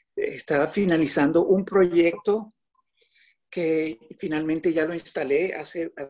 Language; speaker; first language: Spanish; native; Spanish